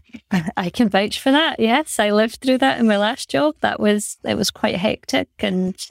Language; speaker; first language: English; native; English